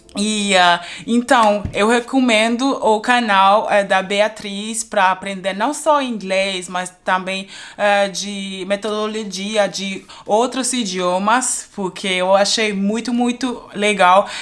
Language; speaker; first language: Portuguese; non-native, fluent; German